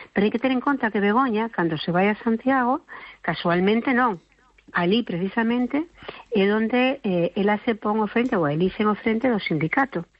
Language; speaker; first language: Galician; non-native, local second language; Spanish